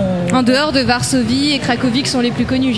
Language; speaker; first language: French; native; French